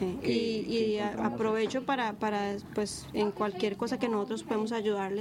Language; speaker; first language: Spanish; native; Spanish